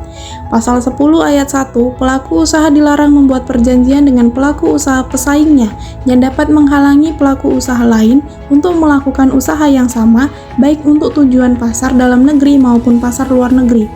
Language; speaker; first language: Indonesian; native; Indonesian